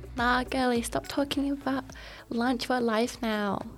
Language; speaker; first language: English; native; English